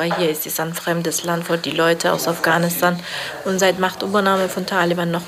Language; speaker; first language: German; non-native, learner; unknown